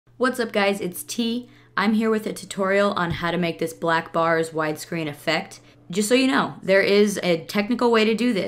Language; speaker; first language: English; native; English